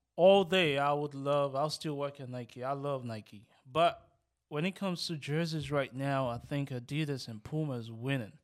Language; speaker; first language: English; non-native, local second language; Yoruba